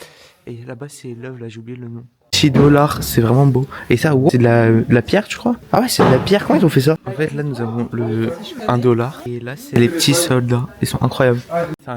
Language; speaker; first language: French; native; French